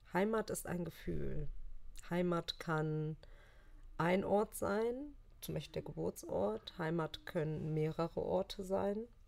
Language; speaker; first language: German; early bilingual, other home language; Turkish